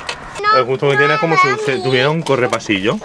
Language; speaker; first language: Spanish; native; Spanish